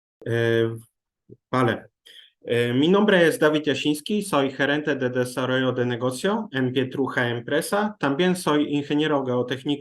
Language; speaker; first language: Spanish; non-native, learner; Polish